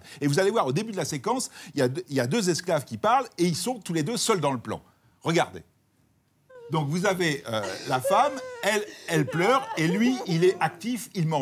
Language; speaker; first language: French; native; French